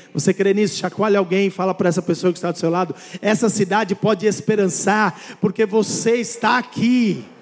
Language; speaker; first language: Portuguese; native; Portuguese